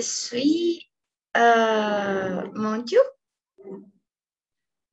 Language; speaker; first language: French; non-native, learner; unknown